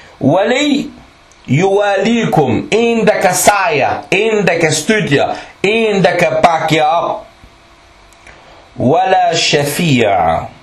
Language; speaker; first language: Danish; early bilingual, other home language; Arabic